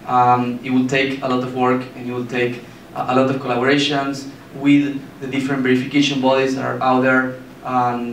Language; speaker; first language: English; non-native, fluent; Spanish